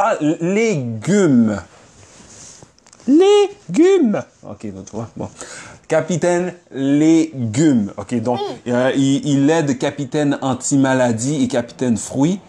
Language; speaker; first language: French; native; French